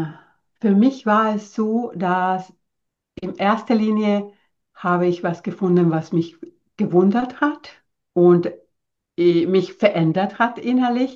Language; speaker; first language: German; non-native, fluent; Spanish